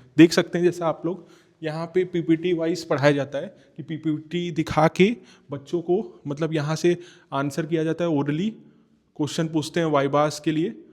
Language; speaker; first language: Hindi; native; Hindi